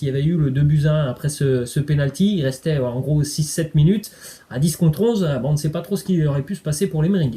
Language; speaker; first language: French; native; French